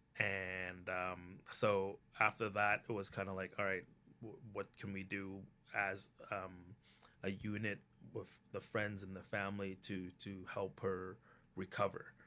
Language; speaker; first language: English; early bilingual, other home language; Cantonese